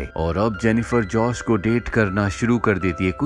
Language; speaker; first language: Hindi; native; Hindi